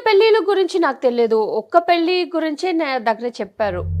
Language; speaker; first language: Telugu; non-native, fluent; Tamil